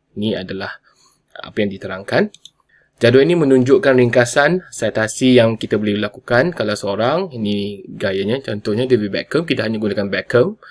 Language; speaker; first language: Malay; non-native, local second language; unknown